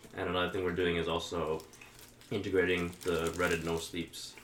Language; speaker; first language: English; early bilingual, heritage; Swedish